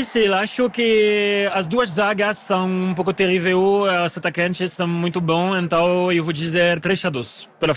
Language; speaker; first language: Portuguese; non-native, learner; French